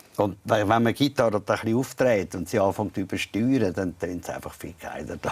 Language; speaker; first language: German; native; German